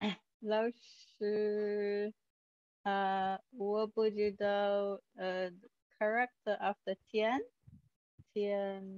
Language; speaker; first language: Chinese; non-native, learner; English